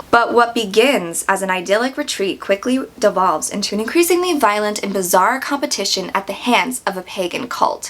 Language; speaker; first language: English; native; English